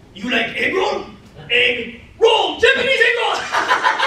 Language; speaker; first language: English; native; English